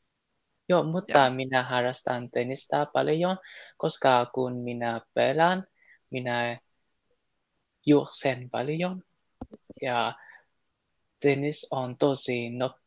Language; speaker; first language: Finnish; non-native, learner; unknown